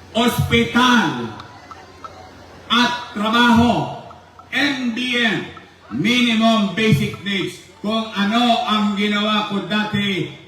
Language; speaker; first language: Filipino; native; Filipino